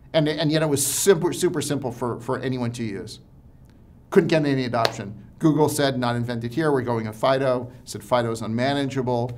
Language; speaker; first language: English; native; English